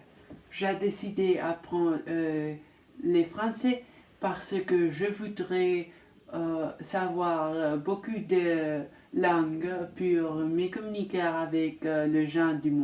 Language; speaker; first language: French; non-native, learner; Spanish